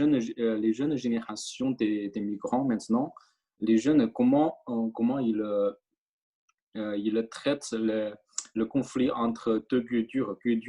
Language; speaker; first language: French; non-native, fluent; Chinese